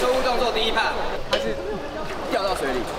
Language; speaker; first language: Chinese; native; Chinese